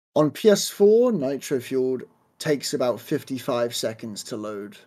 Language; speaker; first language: English; native; English